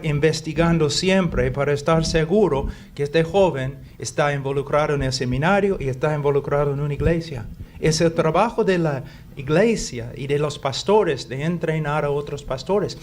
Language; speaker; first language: Spanish; non-native, fluent; English